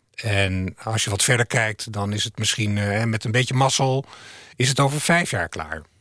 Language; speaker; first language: Dutch; native; Dutch